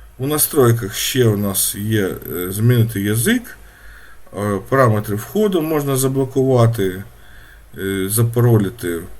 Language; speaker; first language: Ukrainian; non-native, local second language; Russian